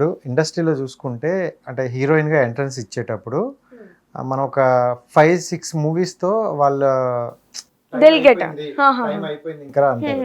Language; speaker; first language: Telugu; native; Telugu